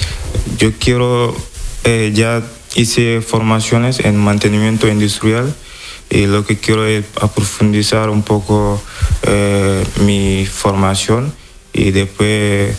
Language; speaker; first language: Spanish; non-native, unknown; Wolof